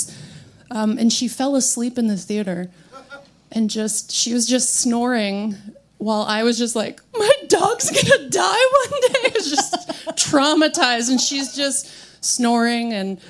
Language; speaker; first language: English; native; English